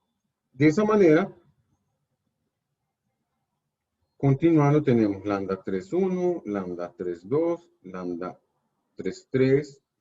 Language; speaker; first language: Spanish; native; Spanish